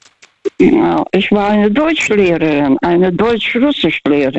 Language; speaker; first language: German; non-native, fluent; Russian